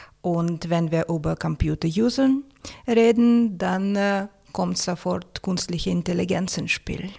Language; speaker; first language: German; non-native, fluent; Russian